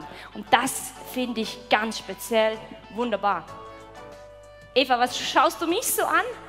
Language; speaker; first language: German; native; German